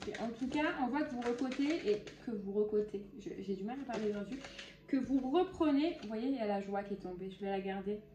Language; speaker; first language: French; native; French